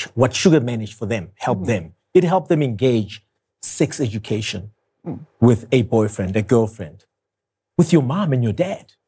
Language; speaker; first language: English; non-native, local second language; Zulu